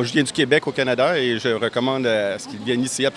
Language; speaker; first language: French; native; French